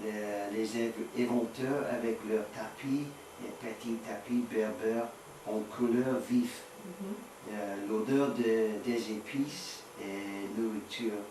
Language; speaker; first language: French; non-native, learner; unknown